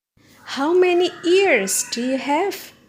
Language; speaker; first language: English; non-native, fluent; Indonesian